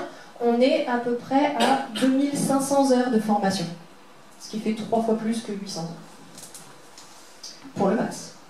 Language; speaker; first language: French; native; French